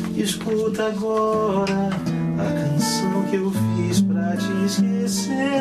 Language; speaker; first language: Portuguese; native; Portuguese